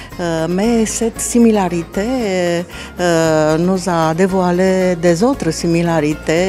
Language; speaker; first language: French; non-native, fluent; Romanian